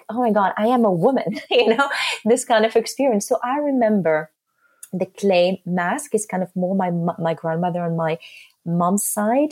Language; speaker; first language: English; non-native, fluent; Arabic